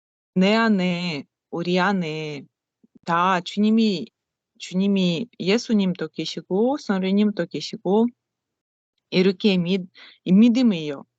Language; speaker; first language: Korean; non-native, learner; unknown